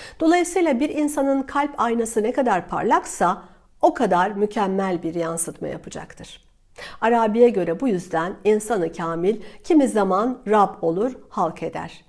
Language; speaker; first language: Turkish; native; Turkish